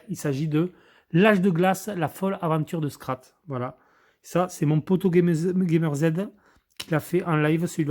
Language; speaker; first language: French; native; French